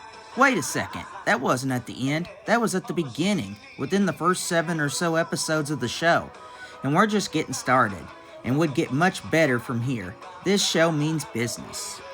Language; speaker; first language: English; native; English